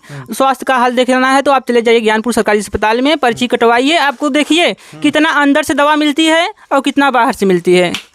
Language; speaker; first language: Hindi; native; Hindi